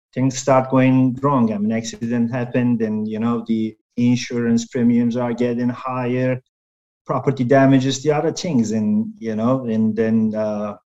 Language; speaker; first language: English; non-native, fluent; Turkish